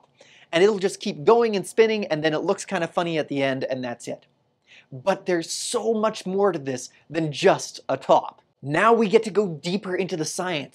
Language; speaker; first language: English; native; English